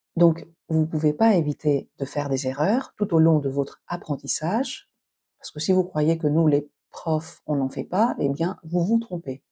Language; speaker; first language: French; native; French